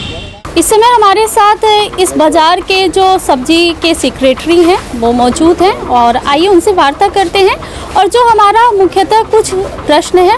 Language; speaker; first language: Hindi; native; Hindi